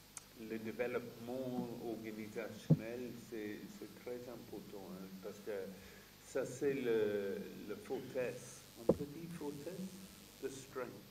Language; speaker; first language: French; non-native, fluent; English